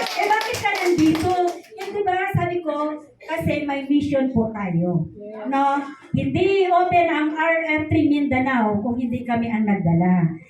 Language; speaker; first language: Filipino; non-native, local second language; Hiligaynon